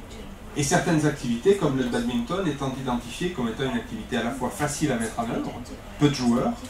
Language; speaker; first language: French; native; French